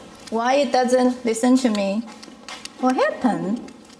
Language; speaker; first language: English; non-native, fluent; Chinese